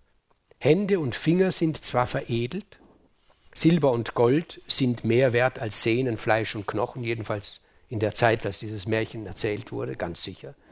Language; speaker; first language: German; native; German